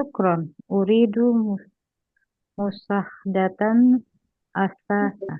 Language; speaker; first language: Arabic; non-native, learner; Indonesian